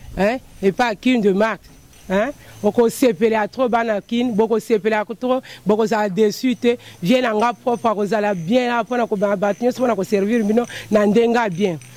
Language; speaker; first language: Lingala; non-native, local second language; Luba-Lulua